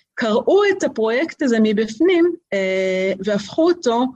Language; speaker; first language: Hebrew; native; Hebrew